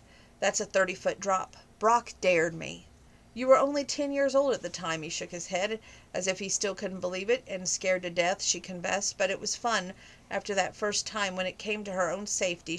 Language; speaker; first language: English; native; English